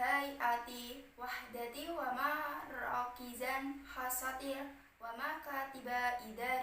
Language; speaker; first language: Arabic; non-native, learner; Indonesian